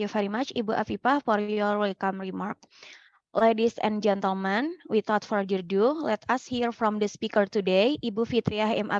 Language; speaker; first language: English; non-native, fluent; Indonesian